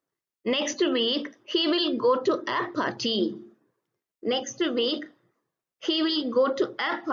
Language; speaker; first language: English; non-native, local second language; Tamil